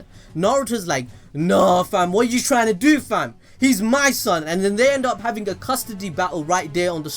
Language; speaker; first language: English; native; English